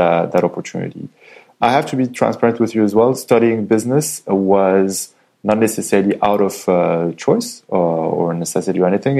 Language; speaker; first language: English; non-native, fluent; French